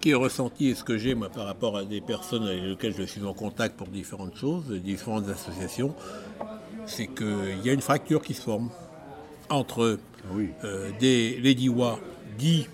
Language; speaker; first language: French; native; French